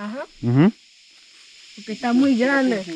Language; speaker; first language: Spanish; non-native, local second language; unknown